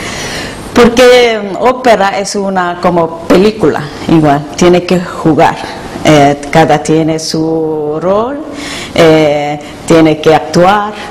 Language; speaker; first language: Spanish; non-native, learner; Korean